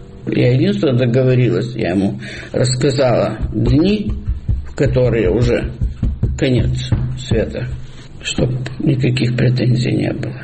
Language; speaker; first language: Russian; native; Russian